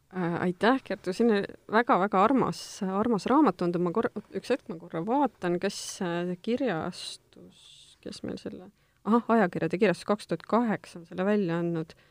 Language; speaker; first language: Estonian; native; Estonian